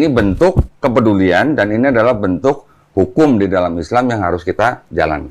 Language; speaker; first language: Indonesian; native; Indonesian